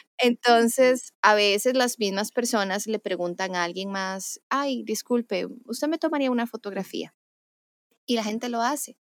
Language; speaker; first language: Spanish; native; Spanish